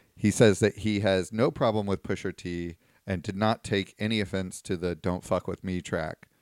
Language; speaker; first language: English; native; English